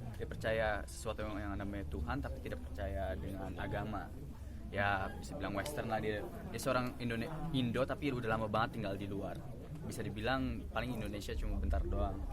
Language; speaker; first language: Indonesian; native; Indonesian